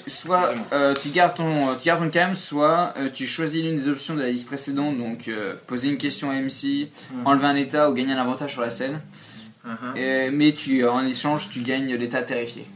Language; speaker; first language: French; native; French